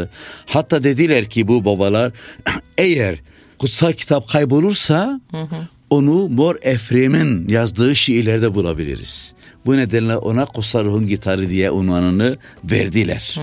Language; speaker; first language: Turkish; non-native, local second language; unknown